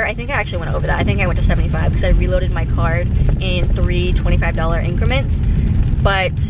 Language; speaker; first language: English; native; English